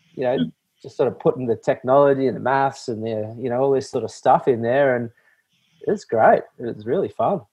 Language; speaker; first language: English; native; English